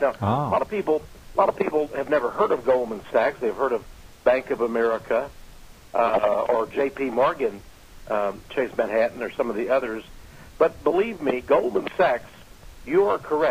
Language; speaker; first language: English; native; English